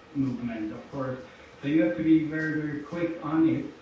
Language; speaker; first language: English; non-native, fluent; Hungarian